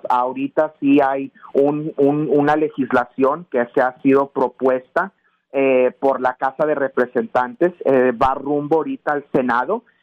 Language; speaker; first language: Spanish; early bilingual, heritage; Spanish